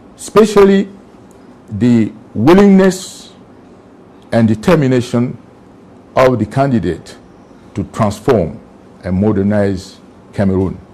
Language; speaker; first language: English; non-native, local second language; French